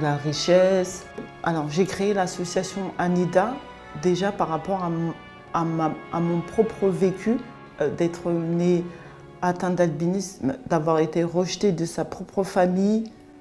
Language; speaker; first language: French; early bilingual, other home language; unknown